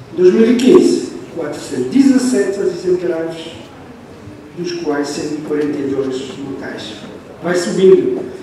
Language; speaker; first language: Portuguese; non-native, fluent; Italian